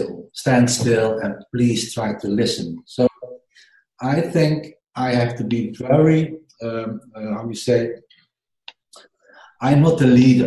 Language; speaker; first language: English; non-native, fluent; Dutch